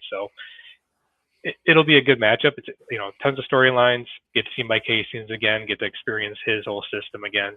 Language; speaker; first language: English; native; English